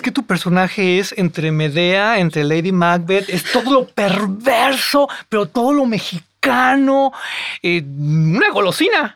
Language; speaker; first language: Spanish; native; Spanish